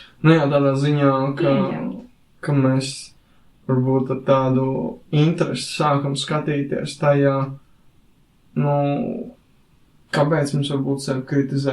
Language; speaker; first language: Latvian; native; Latvian